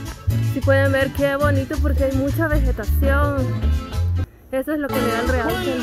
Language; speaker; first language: Spanish; native; Spanish